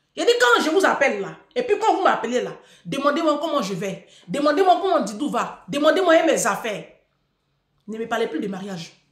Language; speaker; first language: French; native; French